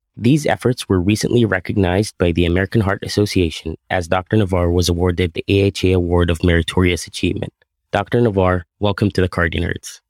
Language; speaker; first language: English; non-native, fluent; Arabic